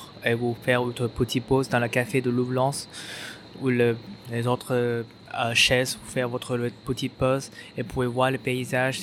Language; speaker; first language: French; non-native, fluent; Chinese